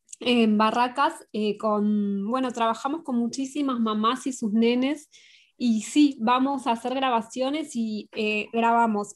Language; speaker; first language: Spanish; native; Spanish